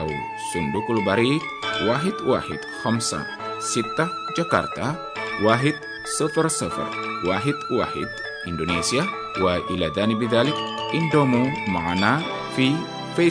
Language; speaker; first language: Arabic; non-native, fluent; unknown